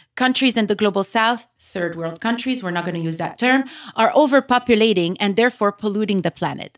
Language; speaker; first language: English; early bilingual, other home language; Arabic